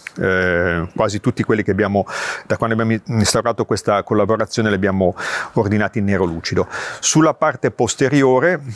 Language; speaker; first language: Italian; native; Italian